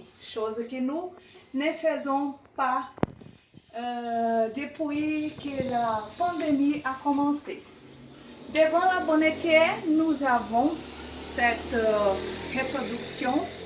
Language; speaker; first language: French; non-native, learner; Portuguese